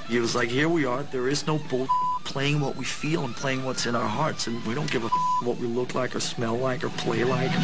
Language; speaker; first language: English; non-native, fluent; Danish